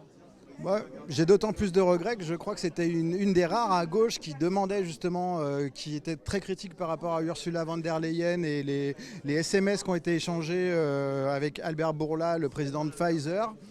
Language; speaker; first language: French; native; French